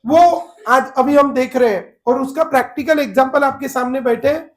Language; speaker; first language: Hindi; non-native, local second language; Marathi